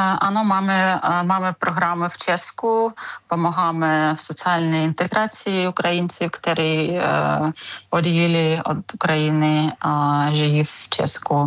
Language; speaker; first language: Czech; non-native, learner; Ukrainian